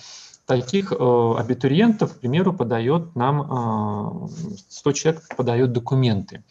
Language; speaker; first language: Russian; native; Russian